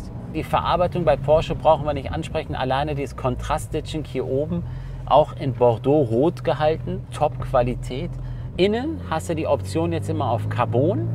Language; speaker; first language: German; native; German